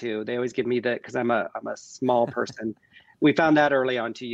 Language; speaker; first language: English; native; English